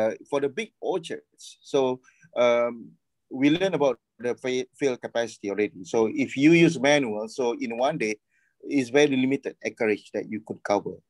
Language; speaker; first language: English; non-native, local second language; Malay